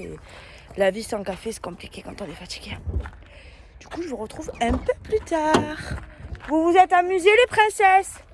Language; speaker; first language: French; native; French